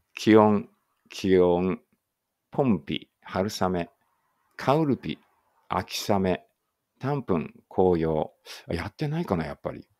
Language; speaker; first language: Japanese; native; Japanese